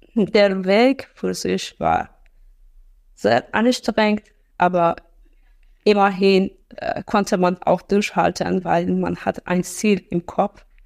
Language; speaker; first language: German; non-native, fluent; Persian